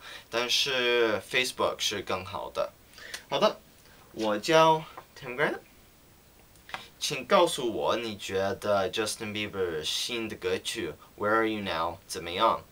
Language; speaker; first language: Chinese; non-native, learner; English